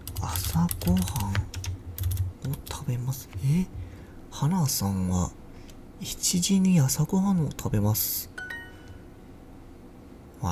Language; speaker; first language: Japanese; non-native, learner; English